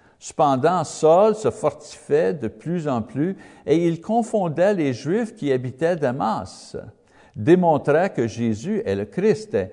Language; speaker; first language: French; non-native, learner; English